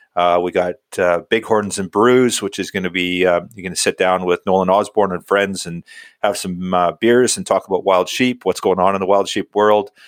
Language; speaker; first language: English; native; English